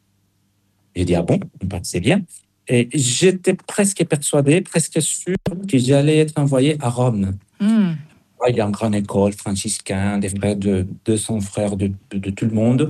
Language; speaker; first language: French; non-native, fluent; Spanish